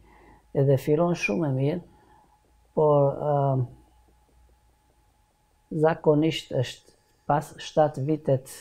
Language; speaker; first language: Albanian; non-native, learner; Hungarian